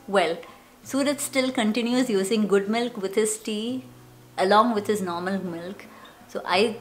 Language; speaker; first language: English; non-native, local second language; Malayalam